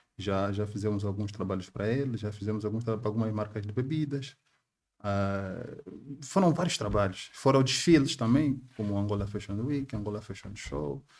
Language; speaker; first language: Portuguese; native; Portuguese